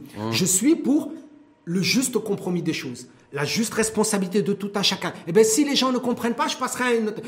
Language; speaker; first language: French; non-native, local second language; Arabic